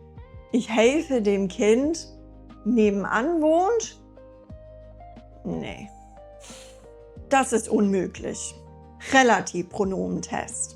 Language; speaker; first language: German; non-native, fluent; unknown